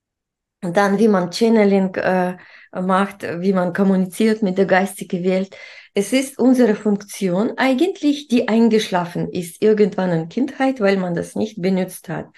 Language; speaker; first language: German; non-native, fluent; Russian